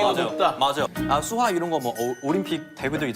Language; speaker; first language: Korean; non-native, fluent; Chinese